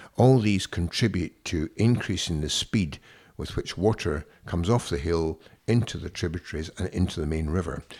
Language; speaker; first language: English; native; English